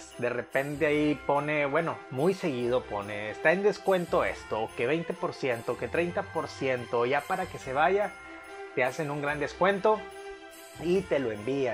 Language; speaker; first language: Spanish; native; Spanish